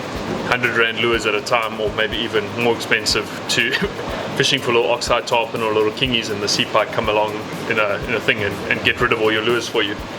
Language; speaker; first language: English; native; English